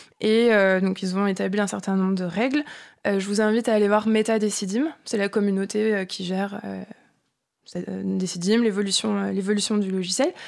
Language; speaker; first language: French; native; French